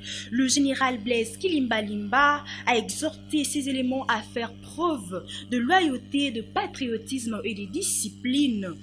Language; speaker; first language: French; native; French